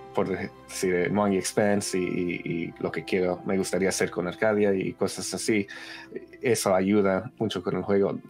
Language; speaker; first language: Spanish; early bilingual, heritage; Spanish